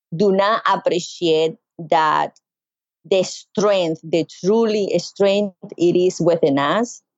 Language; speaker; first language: English; non-native, learner; Spanish